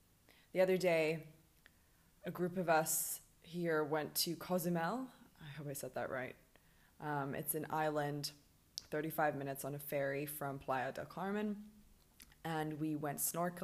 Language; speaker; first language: English; native; English